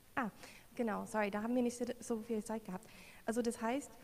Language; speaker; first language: German; non-native, learner; English